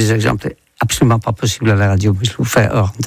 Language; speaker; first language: French; non-native, fluent; Dutch